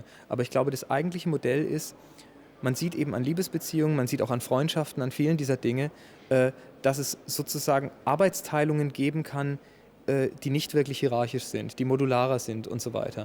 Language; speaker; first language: German; native; German